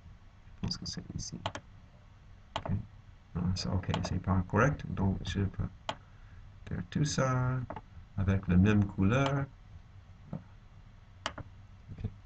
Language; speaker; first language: French; non-native, fluent; English